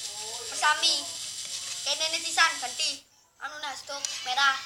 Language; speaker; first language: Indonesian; non-native, local second language; Javanese